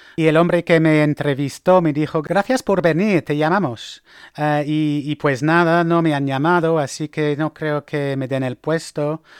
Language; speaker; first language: Spanish; non-native, fluent; English